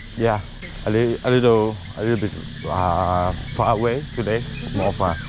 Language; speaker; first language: English; non-native, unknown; Thai